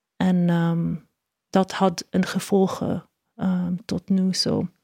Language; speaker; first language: Dutch; non-native, learner; Arabic